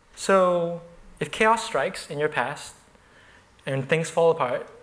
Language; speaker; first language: English; native; English